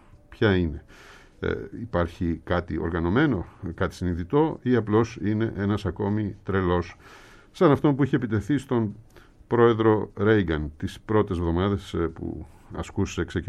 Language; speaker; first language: Greek; native; Greek